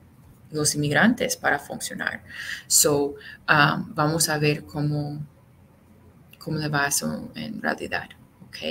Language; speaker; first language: Spanish; non-native, fluent; English